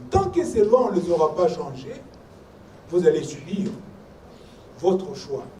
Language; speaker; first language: French; non-native, local second language; Swahili